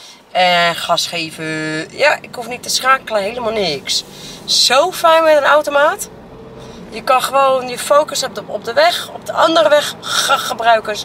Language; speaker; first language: Dutch; native; Dutch